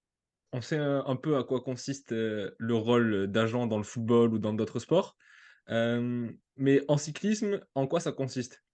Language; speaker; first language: French; native; French